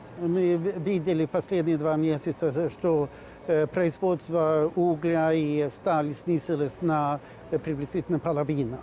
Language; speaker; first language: Russian; non-native, fluent; Swedish